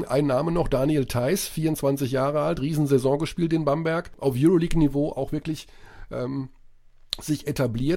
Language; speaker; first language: German; native; German